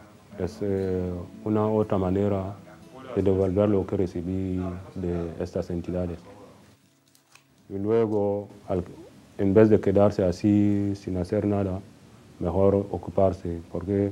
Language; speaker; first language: Spanish; non-native, fluent; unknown